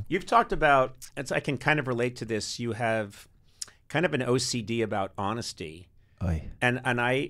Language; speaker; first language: English; native; English